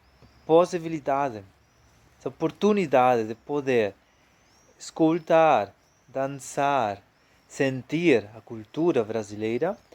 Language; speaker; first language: Portuguese; non-native, fluent; Spanish